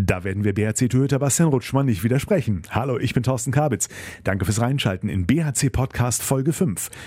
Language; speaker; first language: German; native; German